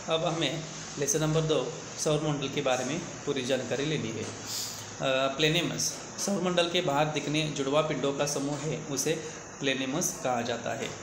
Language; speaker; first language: Hindi; non-native, local second language; Marathi